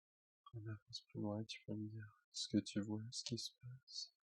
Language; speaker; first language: French; native; French